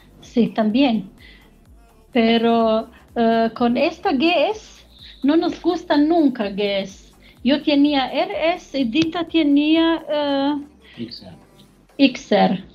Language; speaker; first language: Spanish; non-native, learner; German